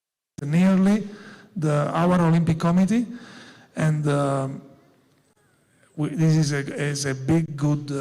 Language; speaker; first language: English; non-native, learner; Italian